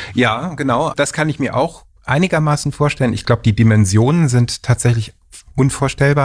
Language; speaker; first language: German; native; German